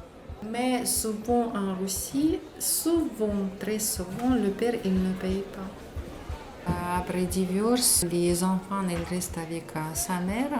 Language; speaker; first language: French; non-native, learner; Russian